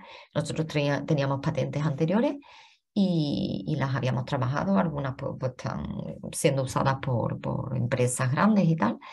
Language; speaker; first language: Spanish; native; Spanish